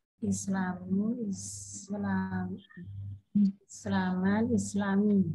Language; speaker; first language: Arabic; non-native, learner; Indonesian